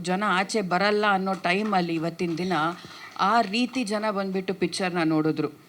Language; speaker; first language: Kannada; native; Kannada